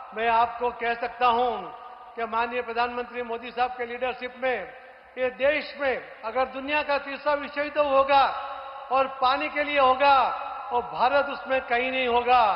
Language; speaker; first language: Hindi; non-native, local second language; Marathi